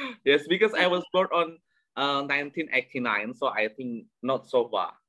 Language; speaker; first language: English; non-native, learner; Indonesian